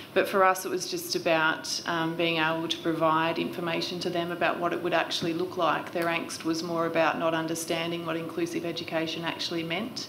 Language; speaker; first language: English; native; English